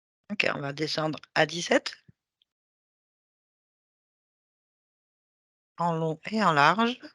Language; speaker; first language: French; native; French